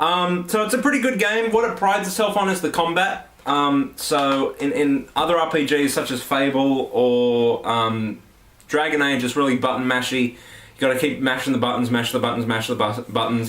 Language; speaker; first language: English; native; English